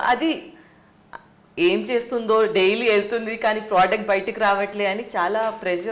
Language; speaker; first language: Telugu; non-native, local second language; Hindi